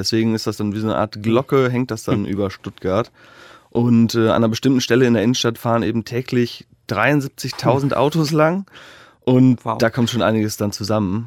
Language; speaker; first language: German; native; German